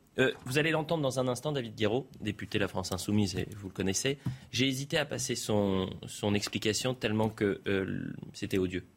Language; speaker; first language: French; native; French